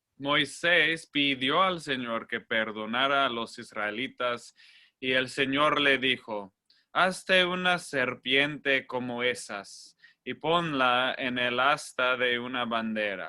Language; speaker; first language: Spanish; non-native, fluent; English